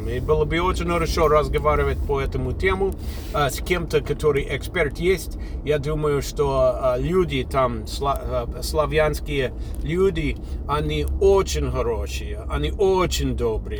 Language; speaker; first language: Russian; non-native, fluent; English